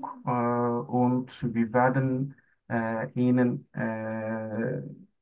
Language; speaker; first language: German; non-native, learner; Turkish